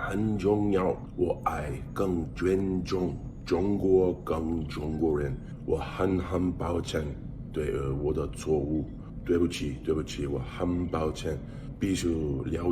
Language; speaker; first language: Chinese; non-native, learner; English